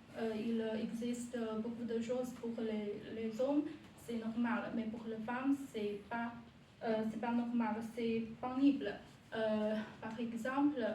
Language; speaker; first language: French; non-native, learner; Chinese